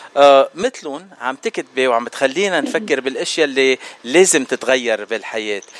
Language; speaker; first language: Arabic; native; Arabic